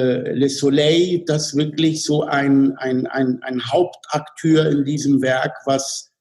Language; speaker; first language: German; non-native, fluent; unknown